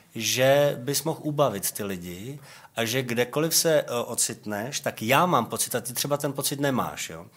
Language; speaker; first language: Czech; native; Czech